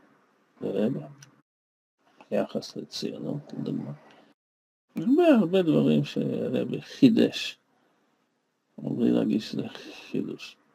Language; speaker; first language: Hebrew; non-native, fluent; Russian